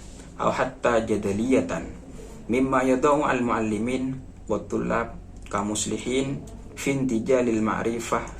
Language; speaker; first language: Arabic; non-native, learner; Indonesian